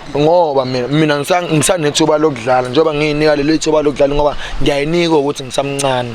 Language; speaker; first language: Zulu; native; Zulu